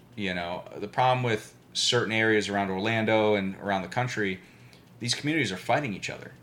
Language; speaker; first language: English; early bilingual, other home language; Albanian